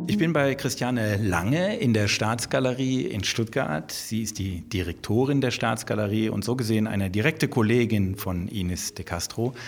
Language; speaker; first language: German; native; German